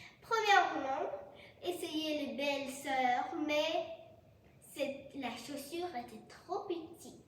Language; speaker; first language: French; non-native, learner; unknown